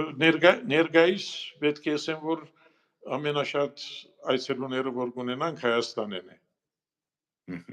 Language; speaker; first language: Armenian; early bilingual, heritage; Armenian